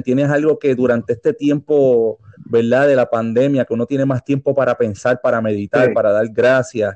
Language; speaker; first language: Spanish; native; Spanish